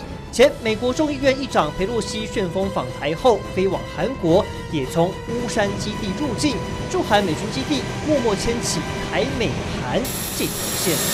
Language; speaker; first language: Chinese; native; Chinese